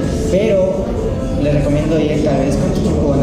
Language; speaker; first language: Spanish; native; Spanish